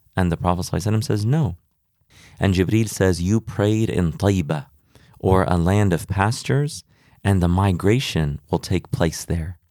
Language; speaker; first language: English; native; English